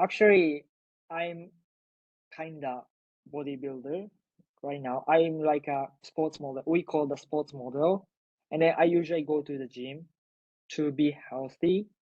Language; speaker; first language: English; non-native, learner; Japanese